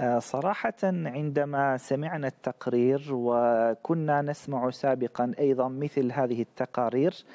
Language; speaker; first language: Arabic; non-native, fluent; Turkish